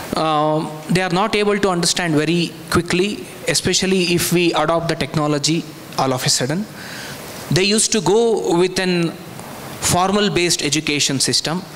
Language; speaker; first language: English; non-native, local second language; Kannada